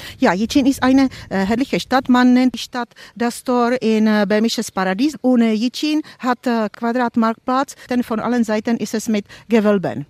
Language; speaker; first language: German; non-native, fluent; Czech